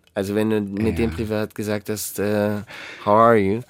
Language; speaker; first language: German; native; German